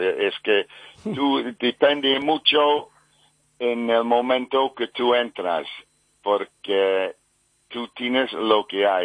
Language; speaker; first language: Spanish; non-native, fluent; English